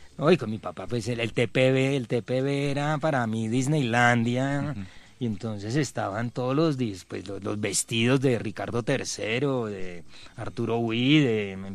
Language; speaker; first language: Spanish; early bilingual, other home language; Czech